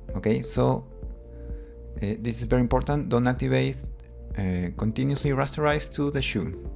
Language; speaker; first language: English; non-native, fluent; Spanish